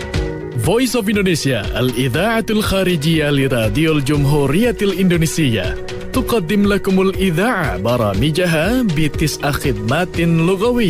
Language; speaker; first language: Arabic; non-native, fluent; Indonesian